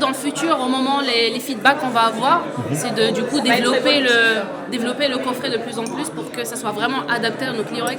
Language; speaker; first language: French; native; French